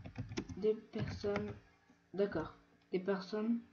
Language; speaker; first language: French; native; French